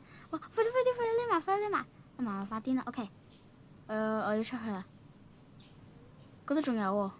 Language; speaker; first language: Chinese; native; Chinese